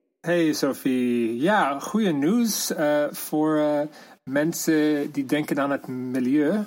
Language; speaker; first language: Dutch; non-native, fluent; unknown